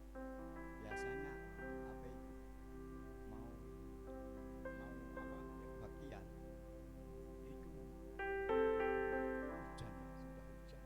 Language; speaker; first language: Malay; non-native, local second language; Javanese